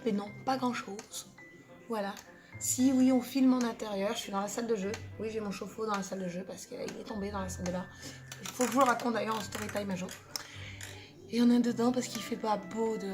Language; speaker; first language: French; native; French